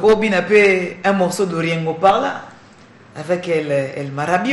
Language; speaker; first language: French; non-native, local second language; Lingala